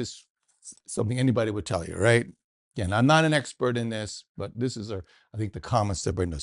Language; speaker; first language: English; native; English